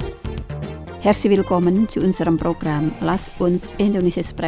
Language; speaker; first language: German; non-native, fluent; Indonesian